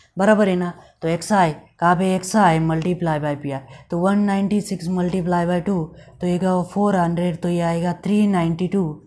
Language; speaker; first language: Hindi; non-native, local second language; Marathi